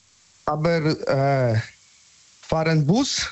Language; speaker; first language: German; non-native, learner; Polish